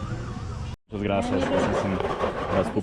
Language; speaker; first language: Spanish; non-native, fluent; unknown